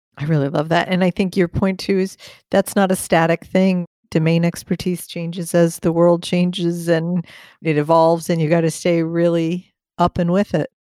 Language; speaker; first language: English; native; English